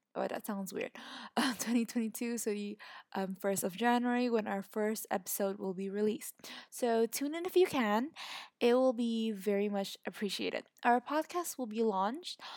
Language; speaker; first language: English; non-native, fluent; Indonesian